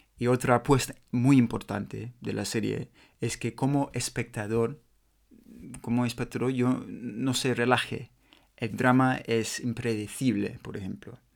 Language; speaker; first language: Spanish; non-native, learner; English